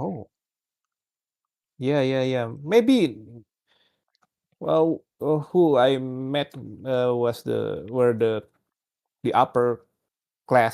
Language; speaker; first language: English; non-native, learner; Indonesian